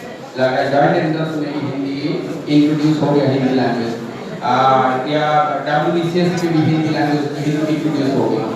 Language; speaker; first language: Hindi; non-native, local second language; Bangla